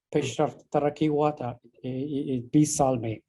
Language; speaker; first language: Hindi; non-native, learner; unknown